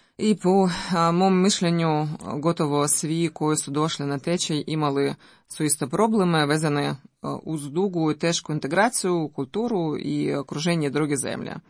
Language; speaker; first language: Croatian; non-native, learner; Russian